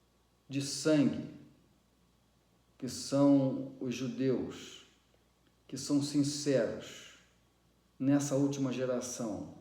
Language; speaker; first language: Portuguese; native; Portuguese